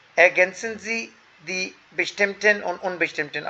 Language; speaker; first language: German; non-native, fluent; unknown